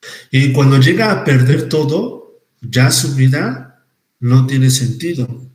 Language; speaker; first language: Spanish; native; Spanish